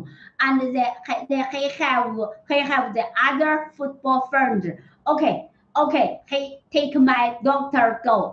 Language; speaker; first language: English; non-native, learner; Chinese